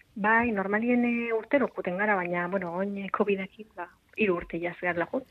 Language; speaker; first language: Basque; early bilingual, other home language; Arabic